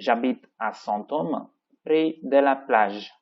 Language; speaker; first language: French; non-native, fluent; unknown